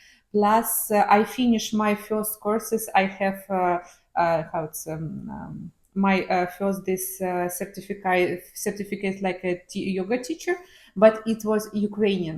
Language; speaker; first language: English; non-native, learner; Ukrainian